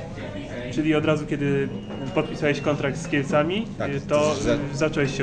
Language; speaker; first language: Polish; native; Polish